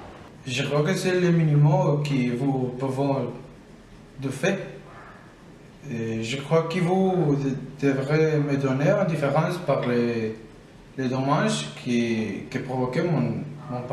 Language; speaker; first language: French; non-native, learner; Spanish